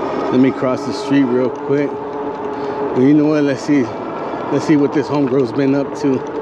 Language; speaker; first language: English; early bilingual, other home language; Spanish